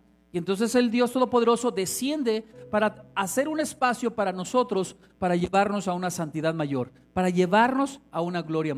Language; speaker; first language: Spanish; native; Spanish